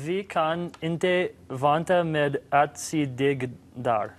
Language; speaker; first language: Swedish; non-native, learner; English